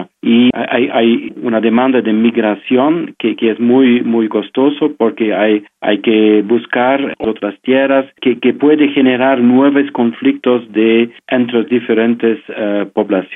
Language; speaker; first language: Spanish; non-native, fluent; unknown